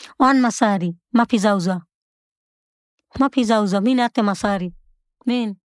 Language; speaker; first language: Arabic; non-native, learner; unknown